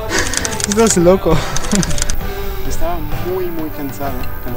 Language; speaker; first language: Spanish; non-native, fluent; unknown